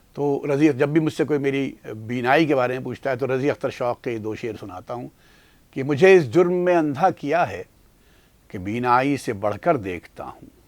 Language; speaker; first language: Urdu; native; Urdu